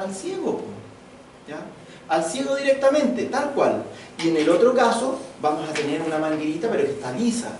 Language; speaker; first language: Spanish; native; Spanish